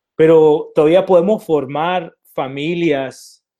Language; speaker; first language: Spanish; early bilingual, heritage; Spanish